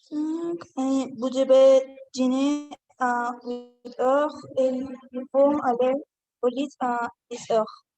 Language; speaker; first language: French; non-native, learner; Spanish